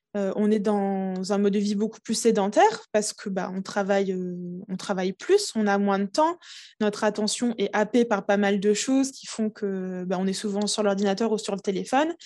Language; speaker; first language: French; early bilingual, other home language; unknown